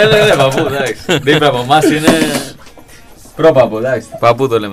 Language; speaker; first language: Greek; non-native, learner; Spanish